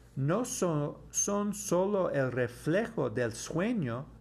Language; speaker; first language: Spanish; non-native, fluent; English